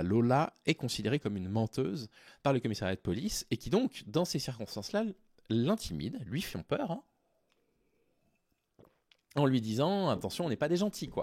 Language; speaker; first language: French; native; French